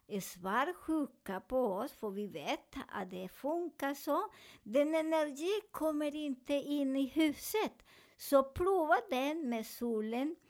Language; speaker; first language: Swedish; non-native, learner; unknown